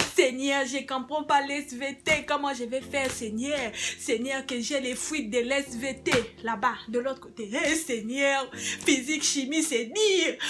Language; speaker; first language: French; non-native, local second language; Lingala